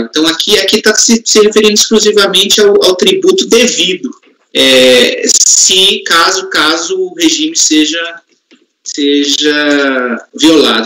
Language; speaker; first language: Portuguese; native; Portuguese